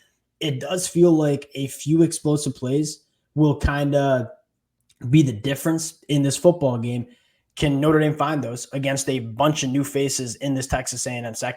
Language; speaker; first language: English; native; English